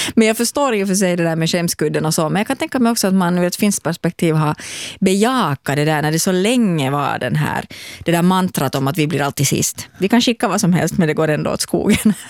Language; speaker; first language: Swedish; native; Swedish